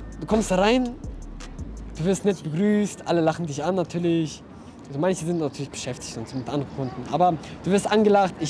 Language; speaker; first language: German; early bilingual, other home language; Russian